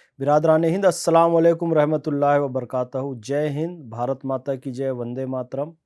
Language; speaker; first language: Hindi; native; Hindi